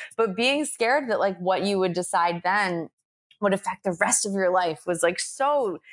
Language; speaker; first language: English; native; English